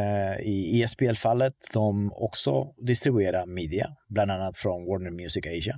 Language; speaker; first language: Swedish; non-native, fluent; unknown